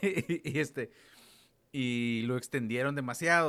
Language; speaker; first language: Spanish; native; Spanish